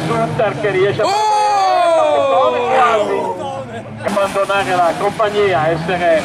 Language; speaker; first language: Italian; native; Italian